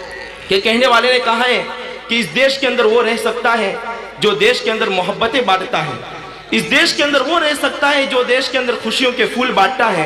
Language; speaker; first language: Hindi; native; Hindi